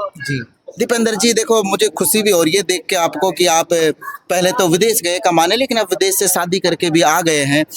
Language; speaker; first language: Hindi; native; Hindi